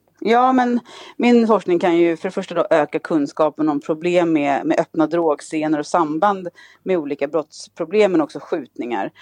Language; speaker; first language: Swedish; native; Swedish